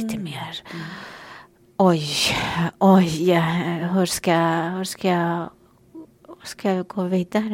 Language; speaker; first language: Swedish; non-native, fluent; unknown